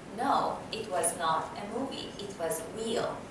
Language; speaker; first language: English; non-native, fluent; Persian